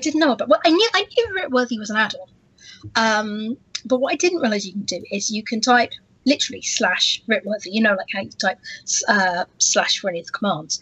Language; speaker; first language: English; native; English